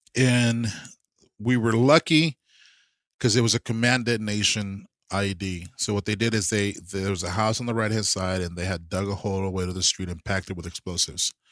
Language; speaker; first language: English; early bilingual, other home language; Spanish